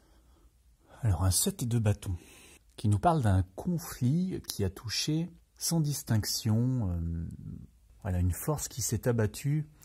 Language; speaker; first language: French; native; French